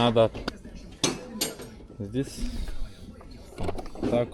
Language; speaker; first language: Russian; non-native, learner; Lithuanian